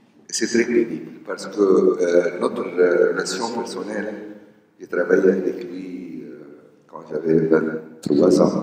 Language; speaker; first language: French; non-native, local second language; Arabic